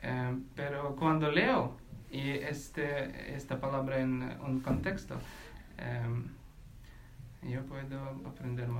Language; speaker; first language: Spanish; non-native, learner; Ukrainian